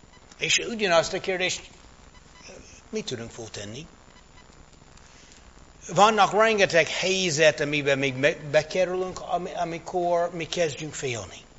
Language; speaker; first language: Hungarian; non-native, fluent; English